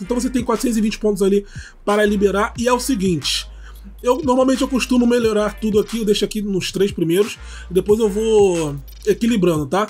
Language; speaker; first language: Portuguese; native; Portuguese